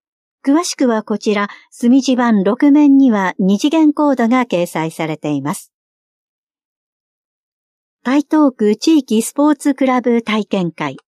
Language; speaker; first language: Japanese; native; Japanese